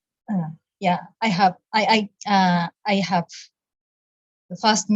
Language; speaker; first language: English; non-native, learner; Japanese